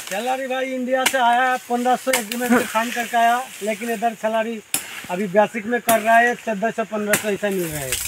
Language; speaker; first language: Hindi; non-native, local second language; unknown